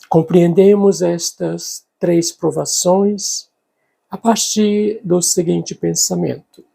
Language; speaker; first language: Portuguese; native; Portuguese